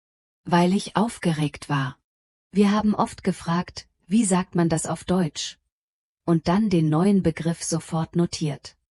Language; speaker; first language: German; non-native, fluent; Polish